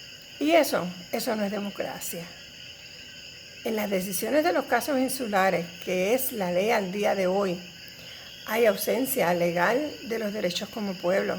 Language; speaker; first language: Spanish; native; Spanish